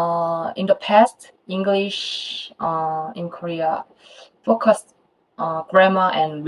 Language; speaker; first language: English; non-native, fluent; Korean